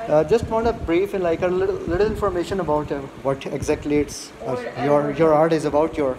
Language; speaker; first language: English; non-native, local second language; Urdu